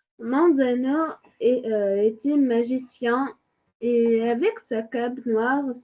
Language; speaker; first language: French; non-native, learner; Arabic